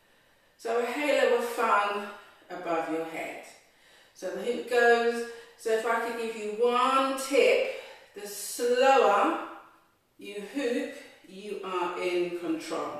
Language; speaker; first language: English; native; English